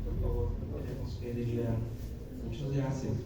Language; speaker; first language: Spanish; native; Spanish